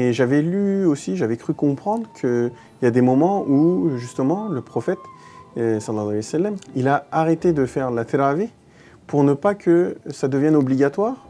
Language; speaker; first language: French; native; French